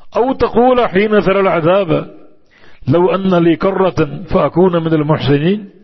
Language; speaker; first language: Urdu; native; Urdu